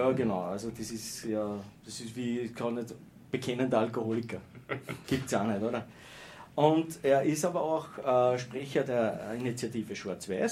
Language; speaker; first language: German; native; German